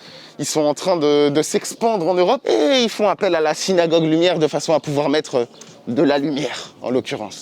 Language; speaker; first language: French; native; French